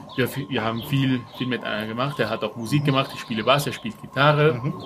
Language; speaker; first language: German; non-native, fluent; Spanish